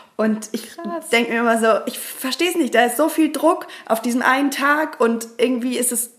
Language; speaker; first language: German; native; German